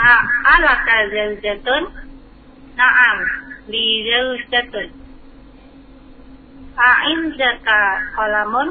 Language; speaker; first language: Arabic; non-native, learner; Indonesian